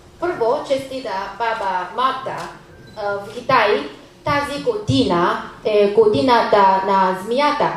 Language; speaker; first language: Bulgarian; non-native, learner; Chinese